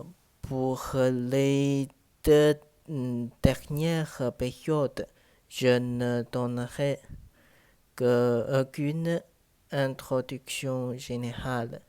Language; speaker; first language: French; non-native, learner; Chinese